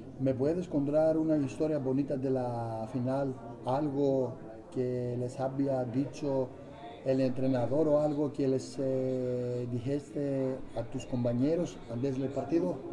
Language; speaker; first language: Spanish; non-native, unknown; Greek